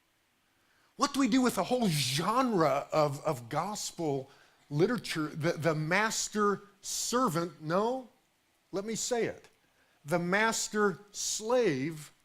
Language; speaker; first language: English; native; English